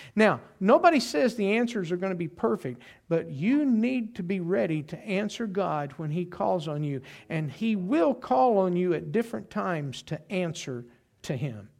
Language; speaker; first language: English; native; English